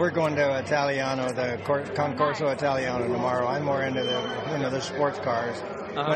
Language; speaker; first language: English; native; English